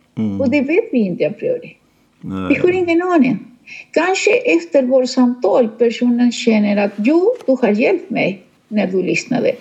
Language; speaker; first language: Swedish; non-native, fluent; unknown